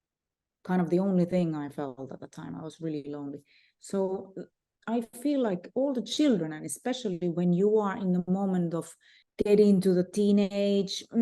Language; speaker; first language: English; non-native, fluent; Finnish